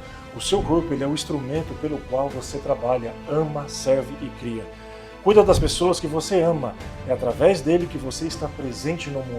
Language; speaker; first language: Portuguese; native; Portuguese